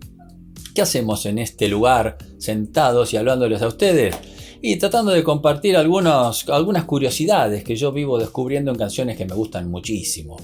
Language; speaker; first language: Spanish; native; Spanish